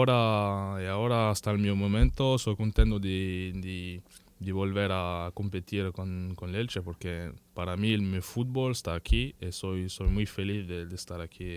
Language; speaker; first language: Spanish; non-native, learner; French